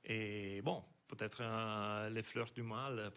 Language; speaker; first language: French; non-native, fluent; Italian